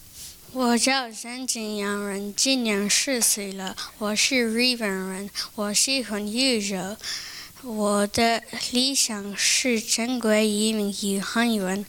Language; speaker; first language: Chinese; non-native, learner; Japanese